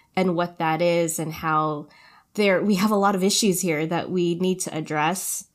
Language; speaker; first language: English; early bilingual, other home language; Filipino